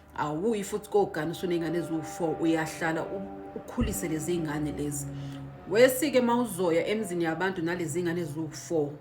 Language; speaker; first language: Zulu; native; Zulu